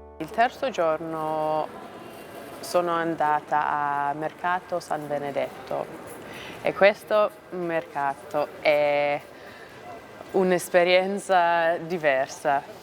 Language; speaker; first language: Italian; non-native, learner; English